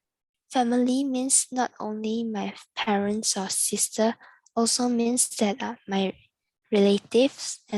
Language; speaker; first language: English; non-native, learner; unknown